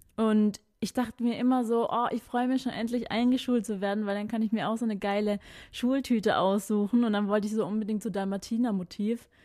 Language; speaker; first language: German; early bilingual, other home language; Filipino